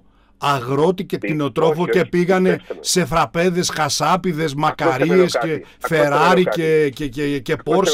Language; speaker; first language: Greek; native; Greek